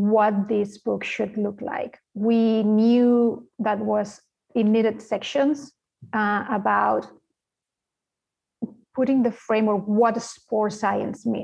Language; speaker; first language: English; non-native, fluent; Spanish